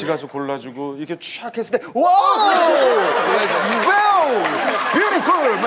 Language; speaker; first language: Korean; native; Korean